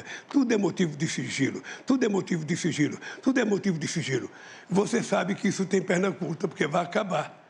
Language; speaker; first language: Portuguese; native; Portuguese